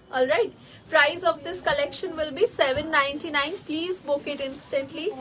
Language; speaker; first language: English; non-native, local second language; Bangla